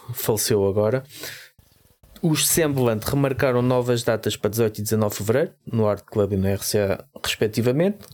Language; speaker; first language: Portuguese; native; Portuguese